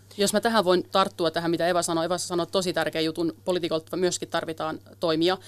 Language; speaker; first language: Finnish; early bilingual, other home language; Kurdish